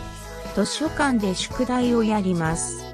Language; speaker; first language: Japanese; non-native, learner; English